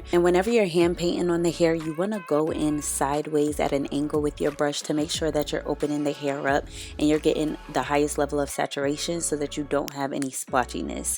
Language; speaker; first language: English; native; English